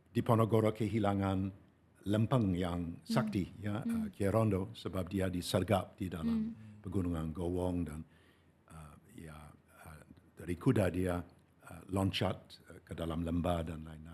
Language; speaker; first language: Indonesian; non-native, fluent; English